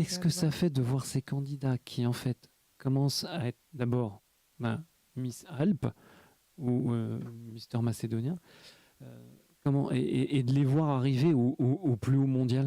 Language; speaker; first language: French; native; French